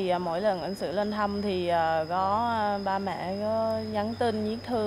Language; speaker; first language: Vietnamese; non-native, fluent; Thai